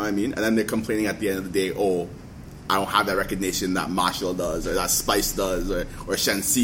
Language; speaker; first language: English; native; English